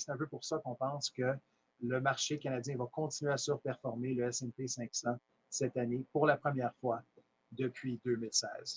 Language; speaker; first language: French; native; French